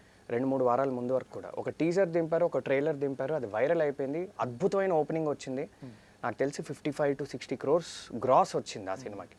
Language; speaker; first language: Telugu; native; Telugu